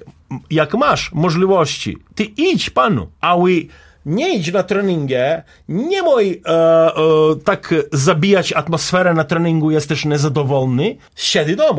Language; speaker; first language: Polish; non-native, learner; Serbian